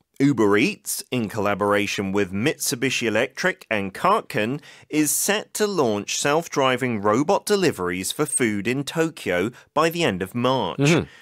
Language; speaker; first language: English; native; English